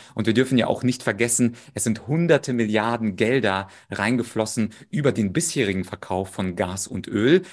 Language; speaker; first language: German; early bilingual, other home language; Russian